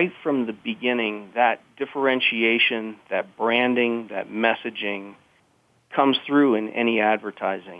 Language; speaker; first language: English; native; English